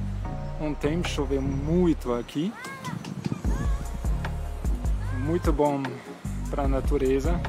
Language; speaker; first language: Portuguese; non-native, fluent; German